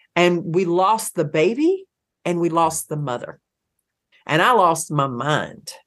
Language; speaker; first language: English; native; English